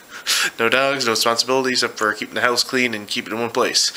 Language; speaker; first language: English; native; English